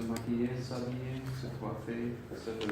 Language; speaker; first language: French; non-native, learner; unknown